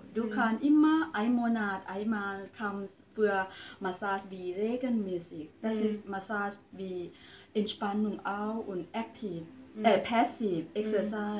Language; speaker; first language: German; non-native, learner; Thai